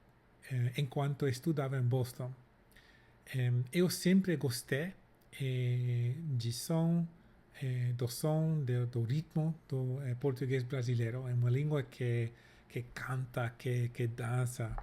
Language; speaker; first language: Portuguese; non-native, fluent; English